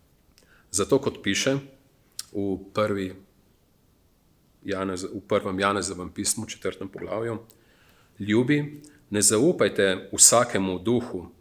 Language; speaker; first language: Slovenian; native; Slovenian